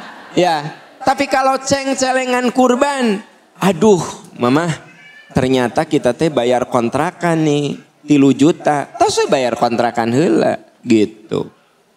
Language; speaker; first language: Indonesian; non-native, local second language; Sundanese